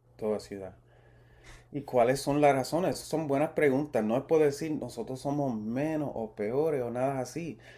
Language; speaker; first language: Spanish; early bilingual, heritage; Spanish